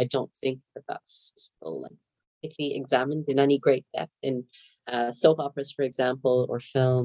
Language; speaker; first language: English; native; English